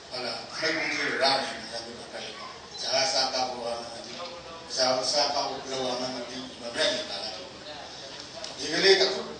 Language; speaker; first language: Burmese; native; Burmese